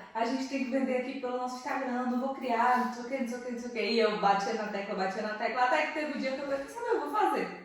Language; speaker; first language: Portuguese; native; Portuguese